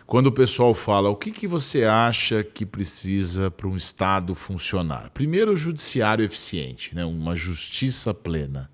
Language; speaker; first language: Portuguese; native; Portuguese